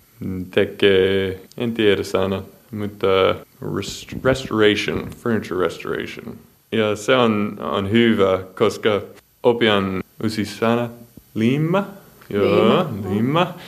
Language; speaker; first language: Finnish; non-native, learner; English